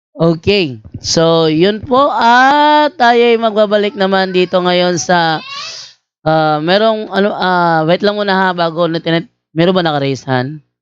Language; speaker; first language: Filipino; native; Filipino